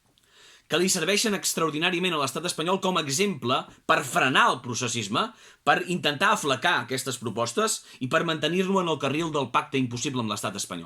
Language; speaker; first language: Catalan; native; Catalan